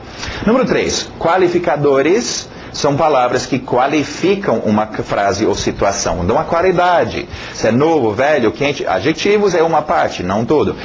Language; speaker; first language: Portuguese; non-native, fluent; English